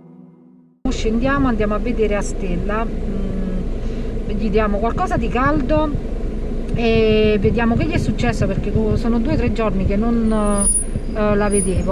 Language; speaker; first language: Italian; native; Italian